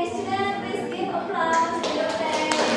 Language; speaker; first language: English; non-native, learner; Indonesian